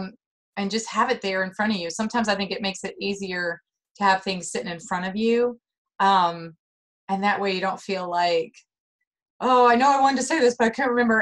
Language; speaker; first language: English; native; English